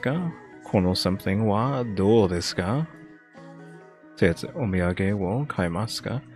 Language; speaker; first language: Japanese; non-native, learner; English